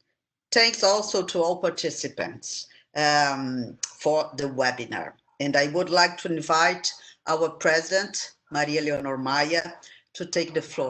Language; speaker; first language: English; non-native, fluent; Portuguese